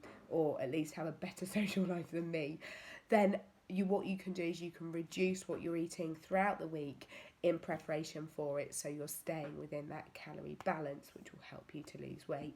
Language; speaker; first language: English; native; English